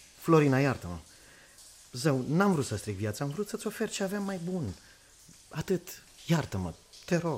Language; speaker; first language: Romanian; native; Romanian